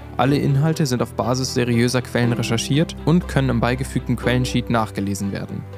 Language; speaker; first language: German; native; German